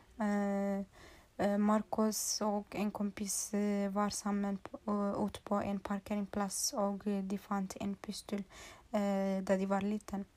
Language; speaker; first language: Swedish; non-native, learner; Norwegian